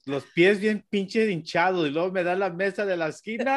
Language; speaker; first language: Spanish; early bilingual, heritage; Spanish